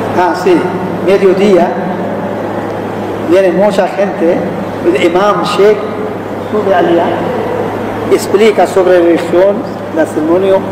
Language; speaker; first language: Spanish; non-native, learner; Arabic